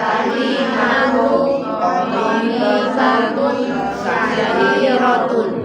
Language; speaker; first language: Arabic; non-native, learner; Indonesian